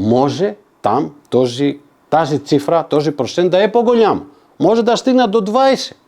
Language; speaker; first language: Bulgarian; non-native, fluent; Macedonian